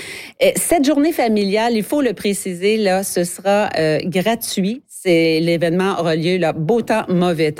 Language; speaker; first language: French; native; French